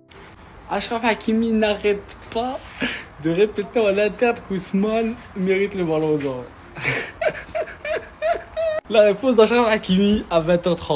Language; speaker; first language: French; native; French